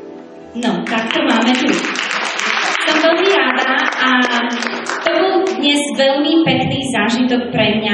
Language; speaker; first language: Slovak; early bilingual, heritage; Slovak